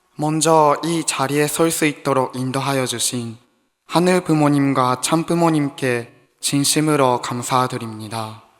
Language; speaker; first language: Korean; non-native, fluent; Japanese